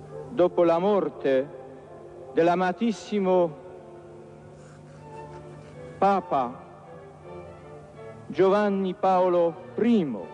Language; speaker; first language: Italian; non-native, fluent; Polish